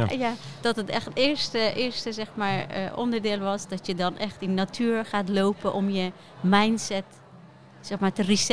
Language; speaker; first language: Dutch; non-native, fluent; Persian